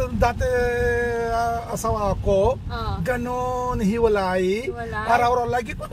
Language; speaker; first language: Filipino; non-native, learner; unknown